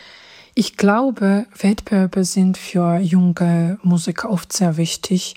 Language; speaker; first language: German; non-native, fluent; Georgian